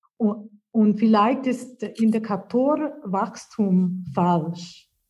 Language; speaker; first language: German; non-native, fluent; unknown